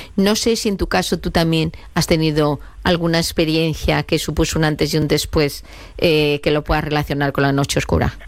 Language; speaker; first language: Spanish; native; Spanish